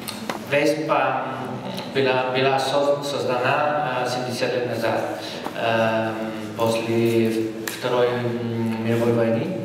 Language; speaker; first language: Russian; non-native, fluent; Italian